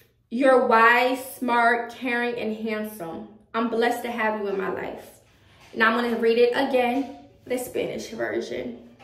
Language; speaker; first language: English; native; English